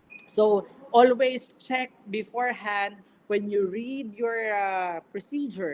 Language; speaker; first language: English; non-native, local second language; Filipino